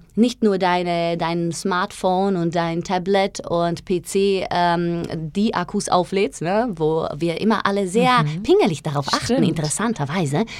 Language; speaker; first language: German; non-native, fluent; Slovak